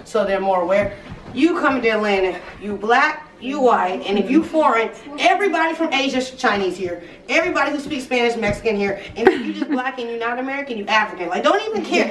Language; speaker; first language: English; native; English